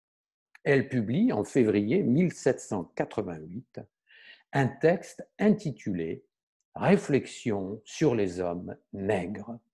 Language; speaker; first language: French; native; French